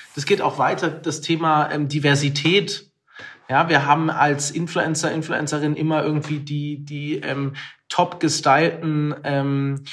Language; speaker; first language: German; native; German